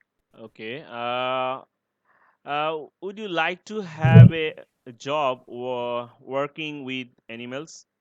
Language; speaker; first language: English; non-native, learner; Bangla